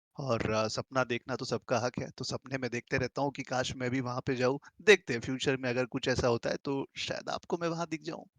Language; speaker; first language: Hindi; native; Hindi